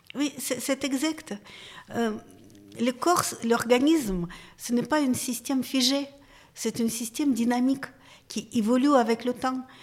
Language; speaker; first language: French; non-native, fluent; Russian